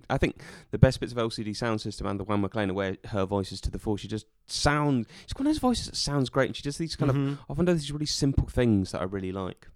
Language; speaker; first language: English; native; English